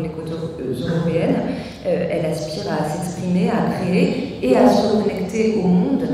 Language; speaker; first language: French; native; French